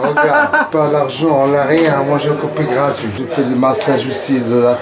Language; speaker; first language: French; non-native, learner; Arabic